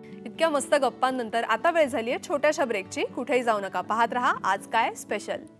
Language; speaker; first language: Marathi; native; Marathi